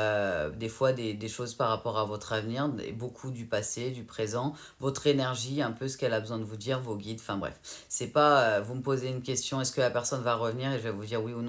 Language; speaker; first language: French; native; French